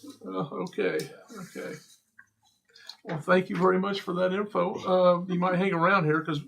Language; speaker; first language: English; native; English